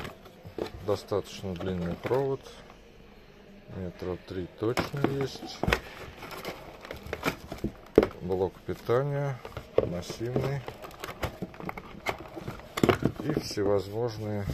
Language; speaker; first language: Russian; native; Russian